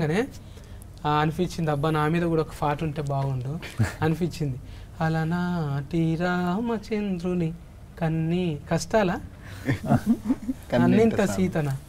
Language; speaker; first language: Telugu; native; Telugu